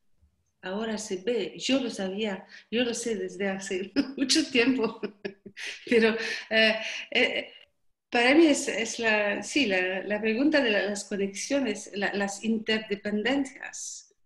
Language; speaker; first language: Spanish; non-native, learner; French